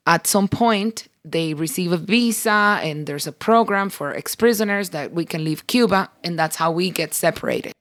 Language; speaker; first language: English; early bilingual, other home language; Spanish